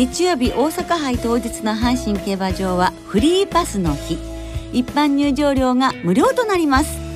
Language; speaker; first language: Japanese; native; Japanese